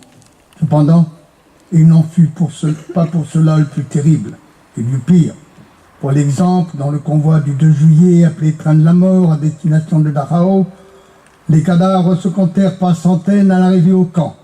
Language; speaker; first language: French; native; French